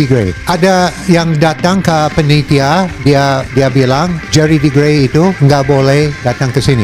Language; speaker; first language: Indonesian; non-native, learner; English